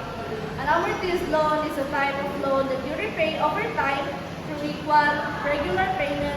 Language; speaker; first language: English; non-native, local second language; Cebuano